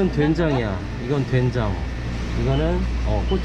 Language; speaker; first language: Korean; native; Korean